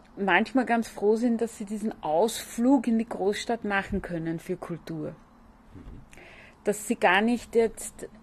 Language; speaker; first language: German; native; German